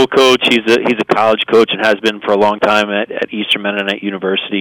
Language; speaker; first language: English; native; English